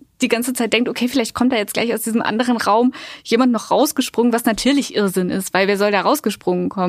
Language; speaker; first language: German; native; German